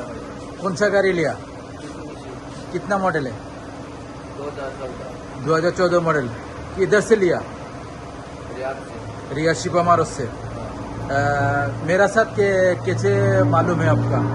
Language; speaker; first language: Hindi; non-native, learner; Bangla